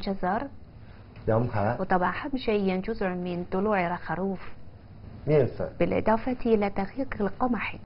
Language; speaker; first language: Arabic; non-native, fluent; Chinese